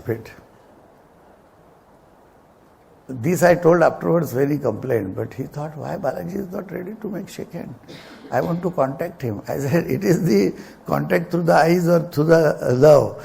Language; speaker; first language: English; non-native, local second language; Marathi